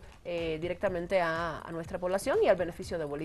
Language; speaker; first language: Spanish; native; Spanish